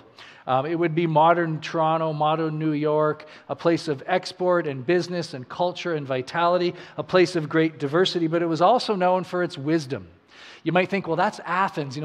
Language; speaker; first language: English; native; English